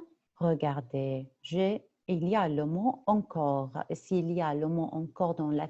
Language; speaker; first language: French; non-native, fluent; Arabic